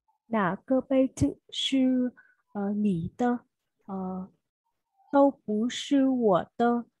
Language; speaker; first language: Chinese; non-native, learner; Vietnamese